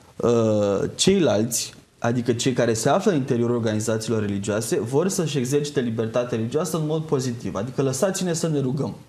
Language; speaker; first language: Romanian; native; Romanian